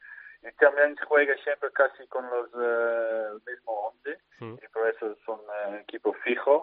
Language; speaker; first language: Spanish; non-native, fluent; Dutch